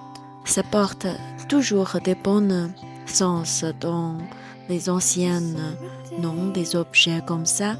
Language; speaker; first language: French; non-native, fluent; Chinese